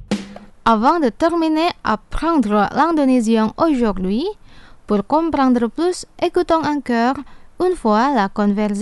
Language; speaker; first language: French; non-native, fluent; Indonesian